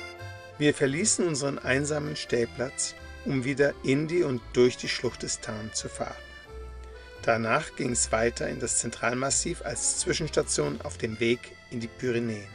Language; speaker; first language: German; native; German